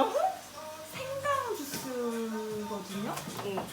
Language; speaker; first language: Korean; non-native, fluent; French